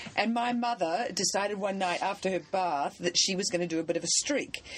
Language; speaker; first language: English; native; English